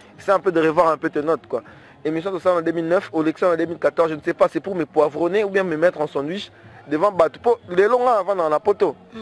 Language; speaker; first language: French; non-native, local second language; Lingala